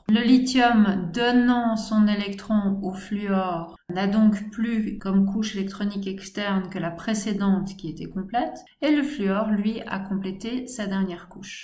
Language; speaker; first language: French; native; French